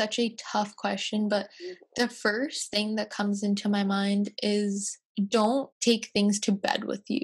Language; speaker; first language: English; native; English